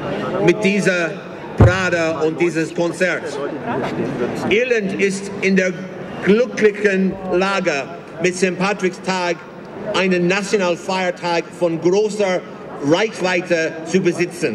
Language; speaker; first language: German; non-native, fluent; English